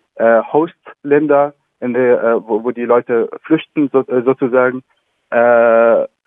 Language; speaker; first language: German; non-native, fluent; Arabic